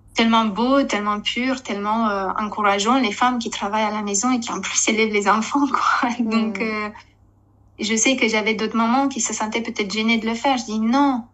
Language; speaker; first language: French; non-native, fluent; Romanian